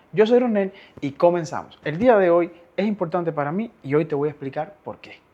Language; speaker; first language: Spanish; native; Spanish